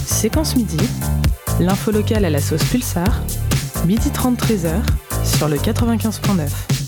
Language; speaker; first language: French; native; French